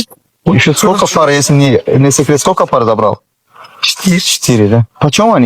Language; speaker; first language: Russian; non-native, learner; Tajik